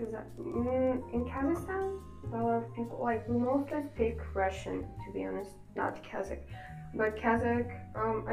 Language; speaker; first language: English; non-native, fluent; Russian